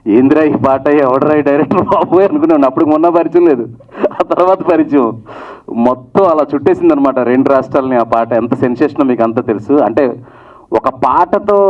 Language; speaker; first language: Telugu; native; Telugu